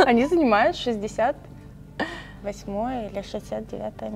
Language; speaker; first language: Russian; native; Russian